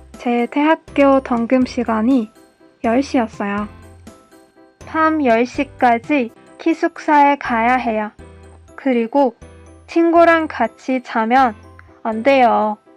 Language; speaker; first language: Korean; non-native, learner; Persian